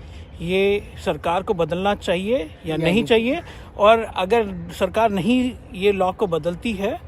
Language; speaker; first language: Hindi; non-native, local second language; Malayalam